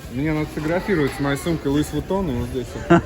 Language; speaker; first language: Russian; native; Russian